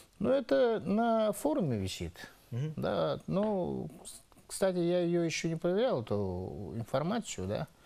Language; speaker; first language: Russian; non-native, local second language; Yakut